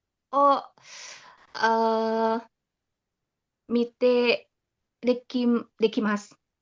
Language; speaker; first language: Japanese; non-native, learner; Indonesian